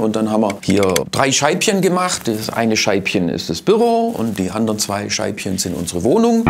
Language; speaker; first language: German; native; German